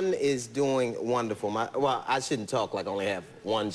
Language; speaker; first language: English; native; English